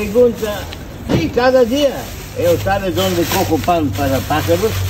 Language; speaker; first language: Spanish; non-native, learner; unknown